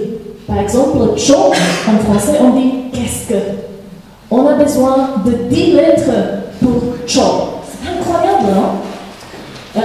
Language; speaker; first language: French; non-native, fluent; Slovak